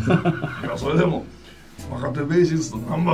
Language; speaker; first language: Japanese; native; Japanese